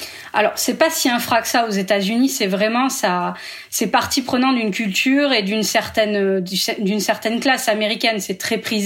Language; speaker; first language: French; native; French